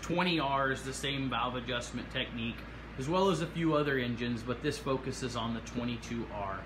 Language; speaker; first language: English; native; English